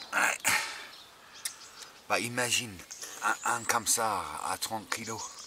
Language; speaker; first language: French; non-native, fluent; English